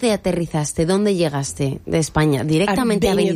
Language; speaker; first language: Spanish; native; Spanish